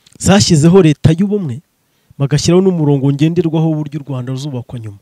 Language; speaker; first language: Kinyarwanda; native; Kinyarwanda